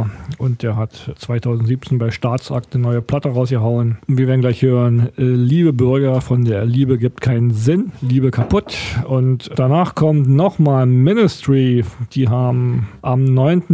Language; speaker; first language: German; native; German